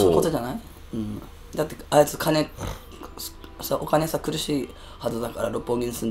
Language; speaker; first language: Japanese; native; Japanese